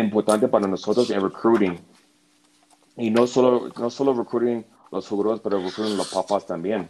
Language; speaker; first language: Spanish; non-native, learner; English